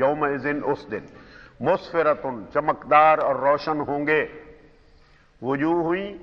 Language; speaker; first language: Urdu; non-native, local second language; Punjabi